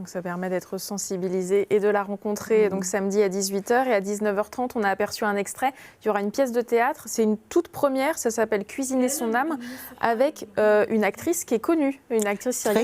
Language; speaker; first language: French; native; French